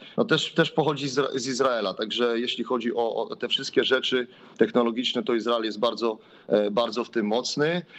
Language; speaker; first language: Polish; native; Polish